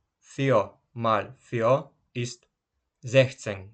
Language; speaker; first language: German; non-native, learner; Ukrainian